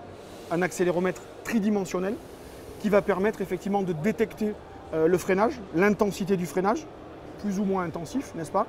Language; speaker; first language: French; native; French